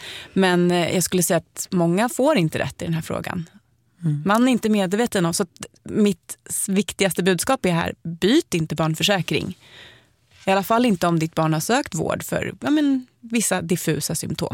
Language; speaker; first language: Swedish; native; Swedish